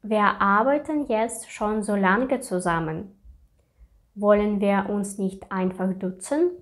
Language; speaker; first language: German; non-native, fluent; Russian